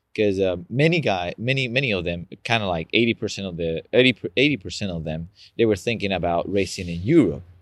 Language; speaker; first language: English; non-native, fluent; Spanish